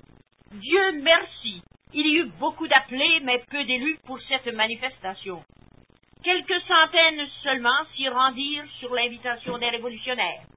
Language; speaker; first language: French; native; French